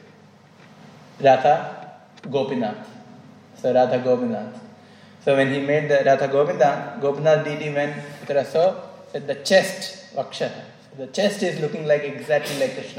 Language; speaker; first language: English; non-native, local second language; Malayalam